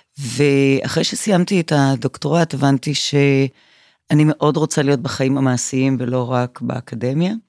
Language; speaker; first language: Hebrew; native; Hebrew